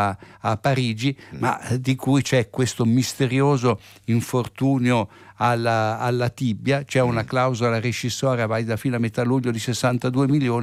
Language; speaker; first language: Italian; native; Italian